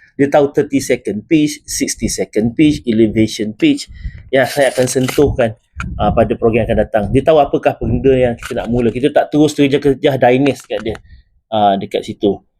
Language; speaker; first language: Malay; native; Malay